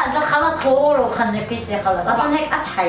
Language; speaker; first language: Arabic; non-native, learner; Korean